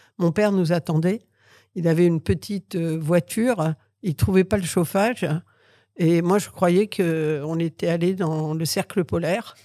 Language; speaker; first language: French; early bilingual, other home language; Catalan